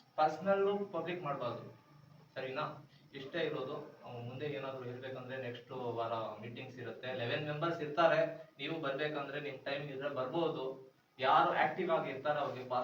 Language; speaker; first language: Kannada; non-native, local second language; Urdu